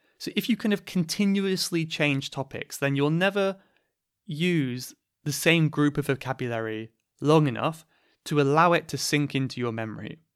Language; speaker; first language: English; native; English